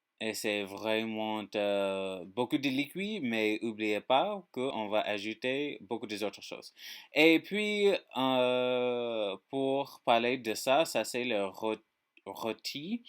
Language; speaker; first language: French; non-native, learner; English